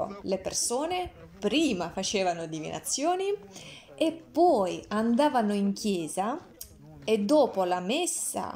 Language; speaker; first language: Italian; non-native, fluent; Russian